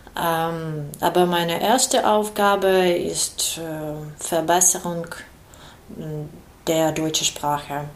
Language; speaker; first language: German; non-native, learner; Ukrainian